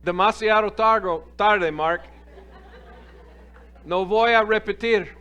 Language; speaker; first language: Spanish; non-native, fluent; English